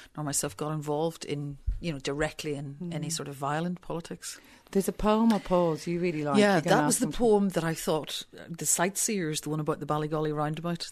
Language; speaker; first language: English; native; English